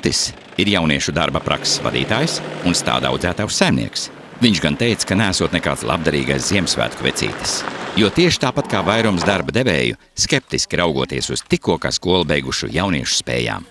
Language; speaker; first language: Latvian; native; Latvian